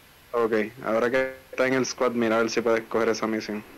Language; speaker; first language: Spanish; early bilingual, heritage; Spanish